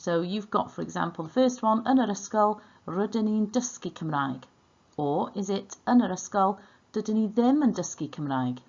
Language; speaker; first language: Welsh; non-native, local second language; English